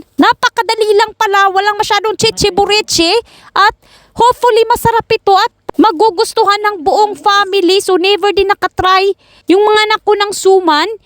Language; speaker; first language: Filipino; non-native, local second language; Cebuano